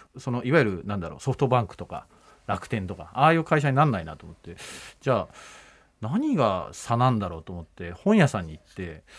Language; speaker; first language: Japanese; native; Japanese